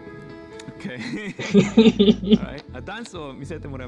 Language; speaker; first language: Japanese; non-native, learner; Korean